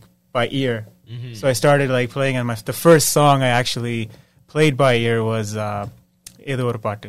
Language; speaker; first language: English; native; English